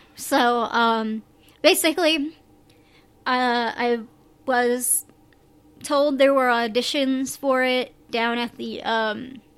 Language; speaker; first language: English; native; English